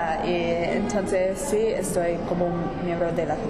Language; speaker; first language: Spanish; non-native, learner; English